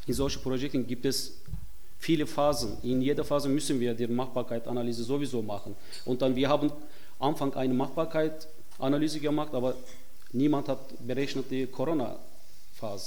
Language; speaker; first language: German; non-native, fluent; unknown